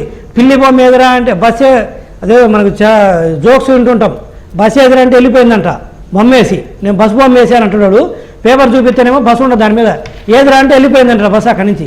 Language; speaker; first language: Telugu; native; Telugu